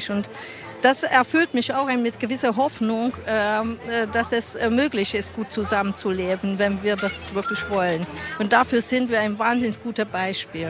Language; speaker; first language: German; non-native, fluent; Hungarian